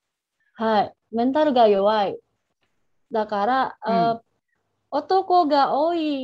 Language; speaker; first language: Japanese; non-native, learner; Indonesian